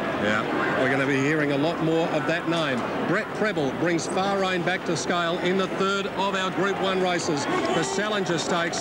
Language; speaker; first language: English; native; English